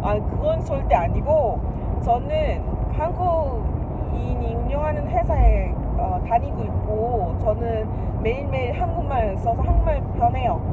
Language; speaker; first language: Korean; non-native, fluent; Malay